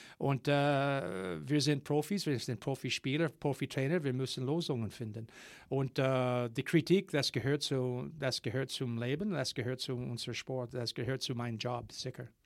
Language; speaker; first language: German; non-native, learner; English